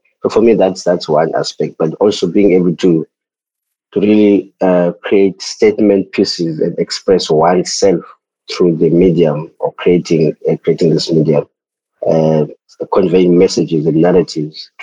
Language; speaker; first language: English; non-native, local second language; Xhosa